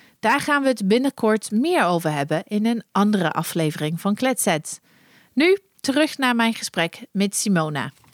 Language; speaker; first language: Dutch; non-native, fluent; English